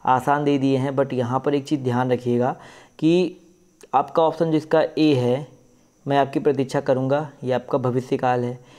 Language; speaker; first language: Hindi; native; Hindi